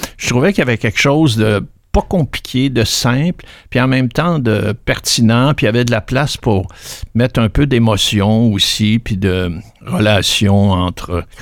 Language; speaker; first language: French; native; French